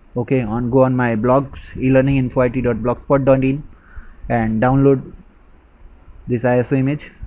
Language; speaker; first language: English; non-native, local second language; Hindi